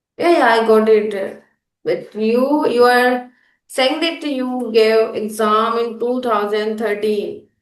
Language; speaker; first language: English; non-native, local second language; Hindi